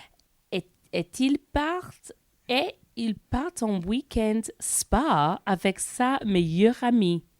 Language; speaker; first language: French; non-native, learner; English